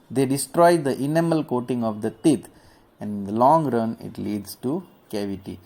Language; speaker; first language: English; non-native, local second language; Gujarati